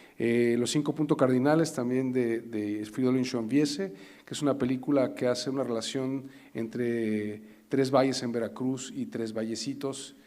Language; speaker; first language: Spanish; native; Spanish